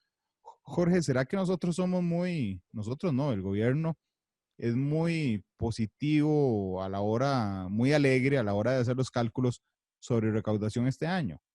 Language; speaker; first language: Spanish; native; Spanish